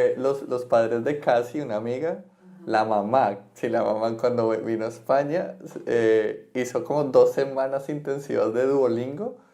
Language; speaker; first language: Spanish; native; Spanish